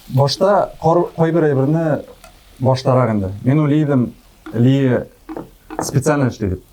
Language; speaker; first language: Tatar; native; Tatar